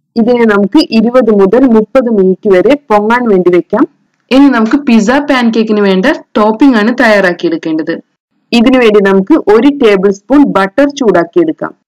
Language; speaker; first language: Malayalam; native; Malayalam